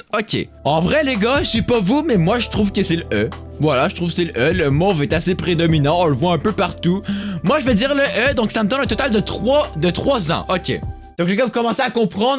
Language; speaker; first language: French; native; French